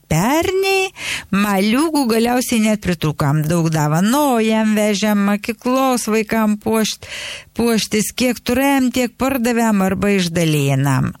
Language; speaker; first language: Lithuanian; native; Lithuanian